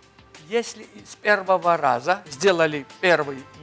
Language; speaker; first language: Russian; non-native, fluent; Georgian